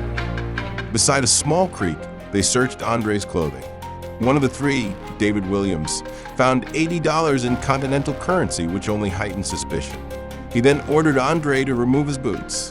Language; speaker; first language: English; native; English